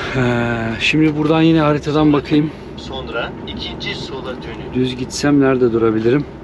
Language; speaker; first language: Turkish; native; Turkish